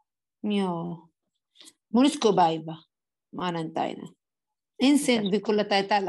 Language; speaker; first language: Finnish; non-native, learner; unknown